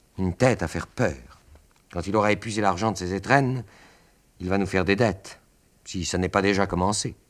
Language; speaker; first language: French; native; French